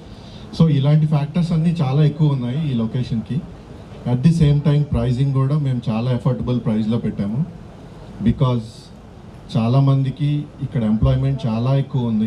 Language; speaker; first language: Telugu; native; Telugu